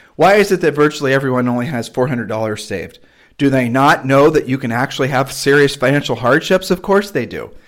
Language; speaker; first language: English; native; English